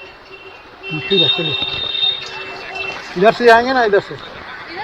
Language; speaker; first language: Hindi; non-native, local second language; Bangla